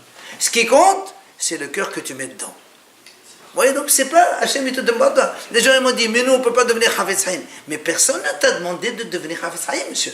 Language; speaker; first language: French; native; French